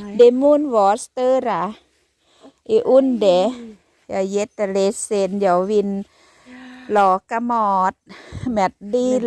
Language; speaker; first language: Swedish; non-native, learner; Thai